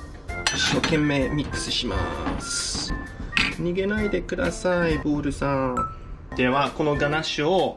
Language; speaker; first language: Japanese; non-native, fluent; English